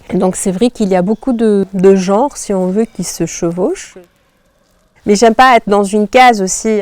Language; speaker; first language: French; non-native, local second language; Arabic